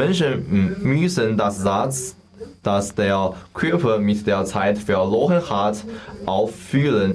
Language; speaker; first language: German; non-native, learner; Chinese